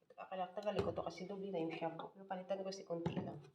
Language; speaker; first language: Filipino; non-native, local second language; Cebuano